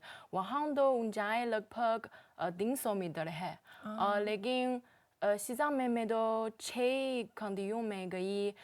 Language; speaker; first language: Hindi; non-native, learner; Chinese